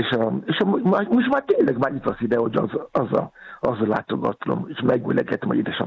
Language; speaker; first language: Hungarian; non-native, fluent; Yoruba